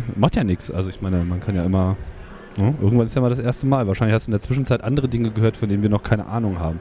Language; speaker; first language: German; native; German